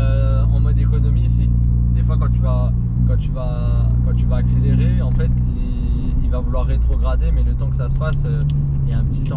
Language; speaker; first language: French; native; French